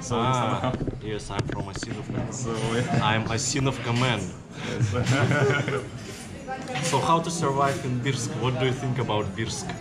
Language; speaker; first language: English; non-native, fluent; Russian